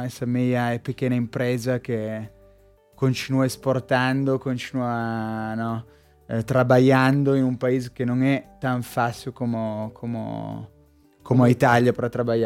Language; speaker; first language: Portuguese; non-native, fluent; Italian